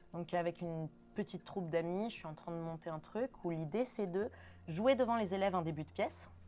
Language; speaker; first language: French; early bilingual, other home language; Spanish